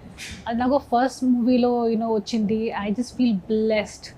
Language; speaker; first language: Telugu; non-native, fluent; Hindi